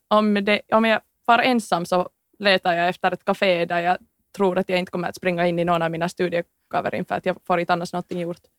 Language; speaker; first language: Swedish; native; Swedish